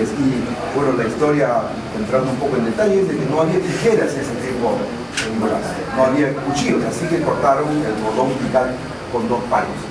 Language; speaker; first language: Spanish; non-native, local second language; Shipibo-Conibo